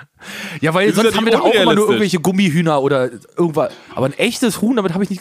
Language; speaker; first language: German; native; German